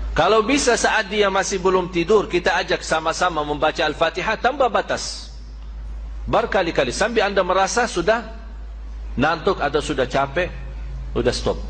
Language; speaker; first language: Malay; non-native, fluent; Arabic